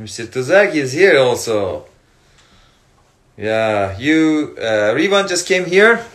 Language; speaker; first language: English; non-native, learner; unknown